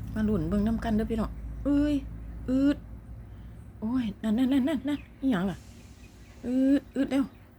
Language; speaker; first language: Thai; native; Thai